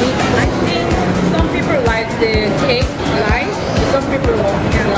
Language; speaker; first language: English; non-native, learner; Korean